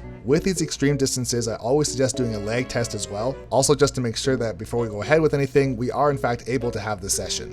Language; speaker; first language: English; native; English